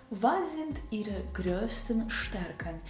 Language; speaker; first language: German; non-native, fluent; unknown